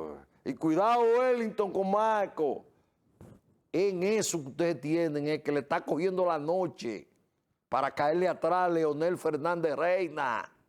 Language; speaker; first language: Spanish; native; Spanish